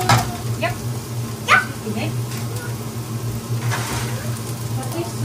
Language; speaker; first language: Dutch; non-native, learner; Indonesian